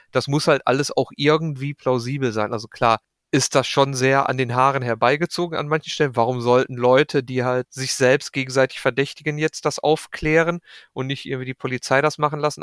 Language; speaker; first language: German; native; German